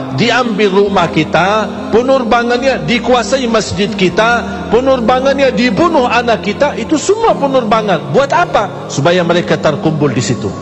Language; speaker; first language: Malay; non-native, fluent; Arabic